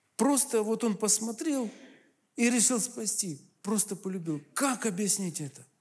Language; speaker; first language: Russian; native; Russian